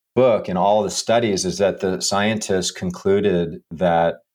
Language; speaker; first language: English; native; English